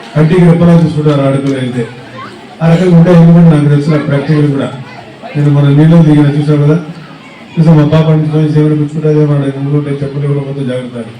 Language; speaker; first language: Telugu; non-native, local second language; Urdu